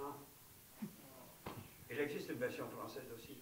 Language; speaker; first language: French; non-native, fluent; Romanian